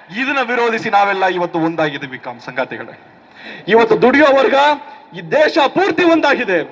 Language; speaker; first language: Kannada; non-native, local second language; Tamil